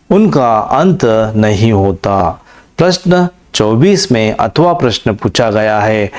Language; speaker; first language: Hindi; non-native, local second language; Kannada